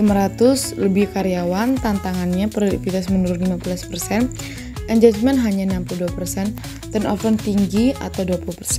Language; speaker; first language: Indonesian; native; Indonesian